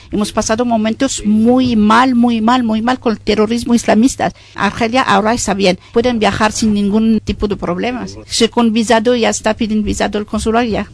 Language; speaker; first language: Spanish; non-native, fluent; Arabic